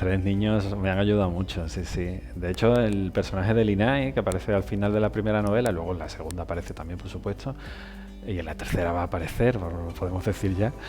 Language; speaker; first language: Spanish; native; Spanish